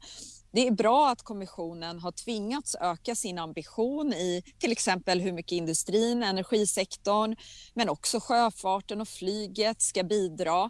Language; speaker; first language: Swedish; native; Swedish